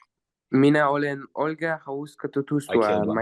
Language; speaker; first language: Finnish; non-native, learner; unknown